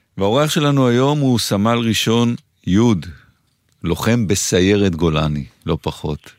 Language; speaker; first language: Hebrew; native; Hebrew